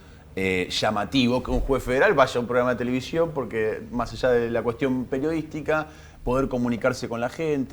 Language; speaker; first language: Spanish; native; Spanish